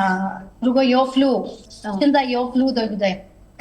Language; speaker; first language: Chinese; non-native, fluent; Telugu